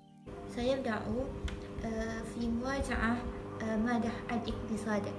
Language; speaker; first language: Arabic; non-native, learner; Malay